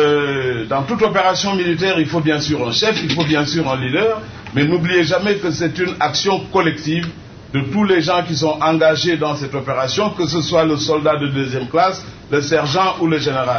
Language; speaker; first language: French; native; French